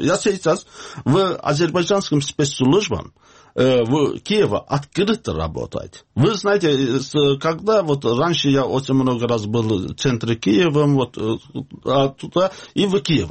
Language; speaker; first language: Russian; non-native, learner; Azerbaijani